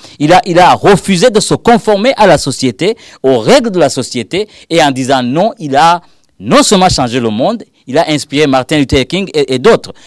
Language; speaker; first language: French; non-native, local second language; Rundi